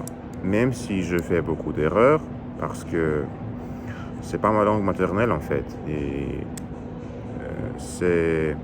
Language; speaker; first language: French; non-native, learner; Russian